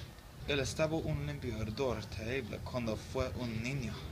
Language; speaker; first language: Spanish; non-native, learner; English